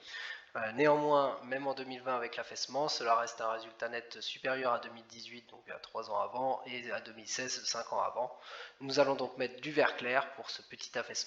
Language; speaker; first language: French; native; French